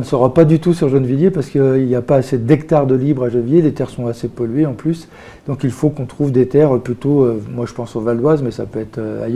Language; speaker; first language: French; native; French